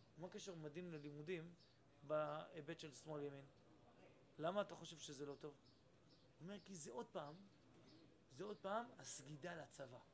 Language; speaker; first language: Hebrew; native; Hebrew